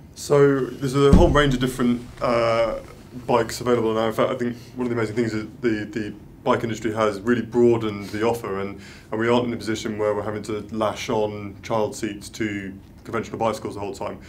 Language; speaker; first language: English; native; English